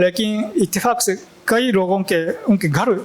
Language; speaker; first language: Hindi; non-native, fluent; Japanese